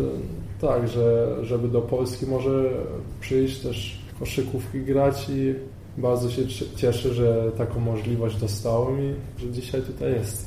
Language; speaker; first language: Polish; early bilingual, heritage; Polish